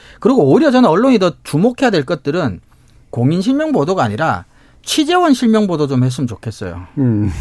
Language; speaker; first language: Korean; native; Korean